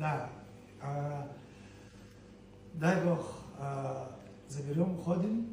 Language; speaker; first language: Russian; non-native, local second language; Turkmen